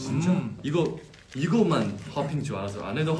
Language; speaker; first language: Korean; non-native, fluent; Chinese